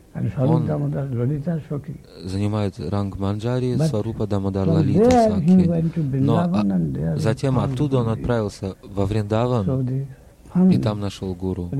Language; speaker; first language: Russian; native; Russian